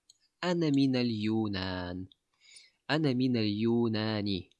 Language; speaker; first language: Arabic; non-native, fluent; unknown